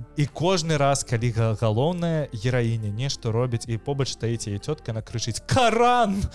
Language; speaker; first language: Belarusian; non-native, local second language; Russian